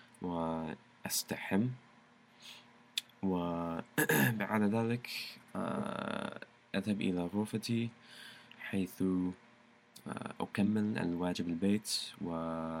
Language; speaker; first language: Arabic; non-native, learner; English